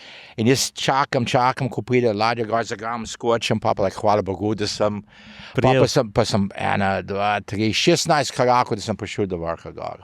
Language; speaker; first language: Slovenian; early bilingual, heritage; Slovenian